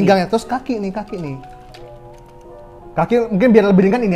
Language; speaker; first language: Indonesian; native; Indonesian